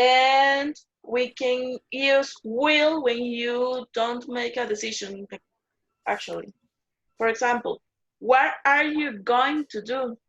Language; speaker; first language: English; non-native, learner; Spanish